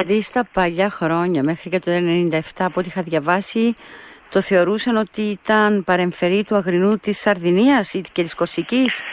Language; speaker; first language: Greek; native; Greek